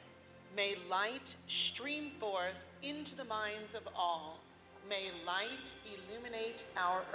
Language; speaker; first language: English; native; English